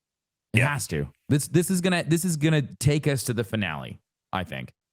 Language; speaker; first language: English; native; English